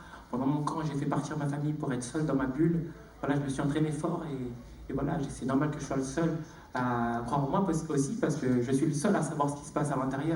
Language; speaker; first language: French; native; French